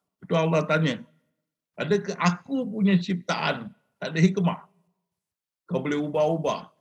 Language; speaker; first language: Malay; native; Malay